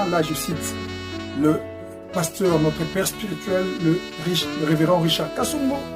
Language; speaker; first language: French; non-native, local second language; Lingala